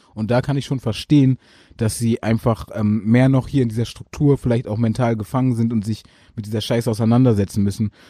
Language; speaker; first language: German; early bilingual, other home language; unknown